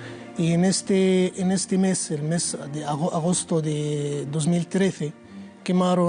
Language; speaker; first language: Spanish; non-native, learner; Arabic